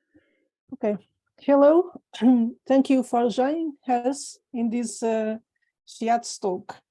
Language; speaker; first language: English; non-native, fluent; Portuguese